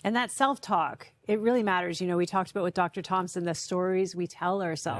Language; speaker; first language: English; native; English